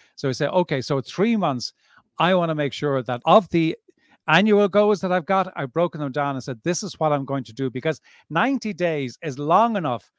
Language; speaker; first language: English; native; English